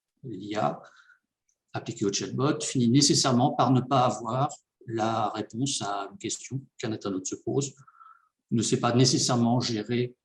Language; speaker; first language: French; native; French